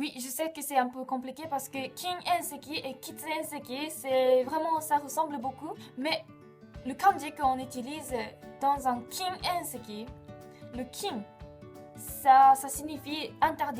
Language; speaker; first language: French; non-native, fluent; Japanese